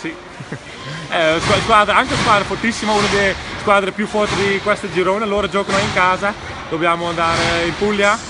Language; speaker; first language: Italian; non-native, learner; Dutch